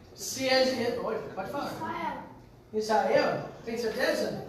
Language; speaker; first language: Portuguese; non-native, fluent; English